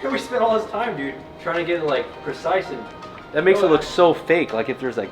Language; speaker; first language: English; native; English